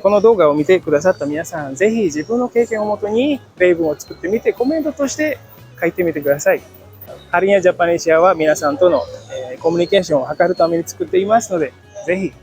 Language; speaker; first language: Japanese; non-native, fluent; Indonesian